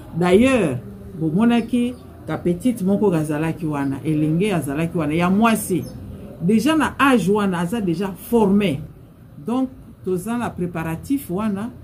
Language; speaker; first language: Lingala; non-native, local second language; Luba-Lulua